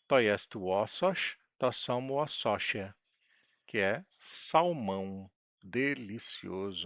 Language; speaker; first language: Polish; non-native, learner; Portuguese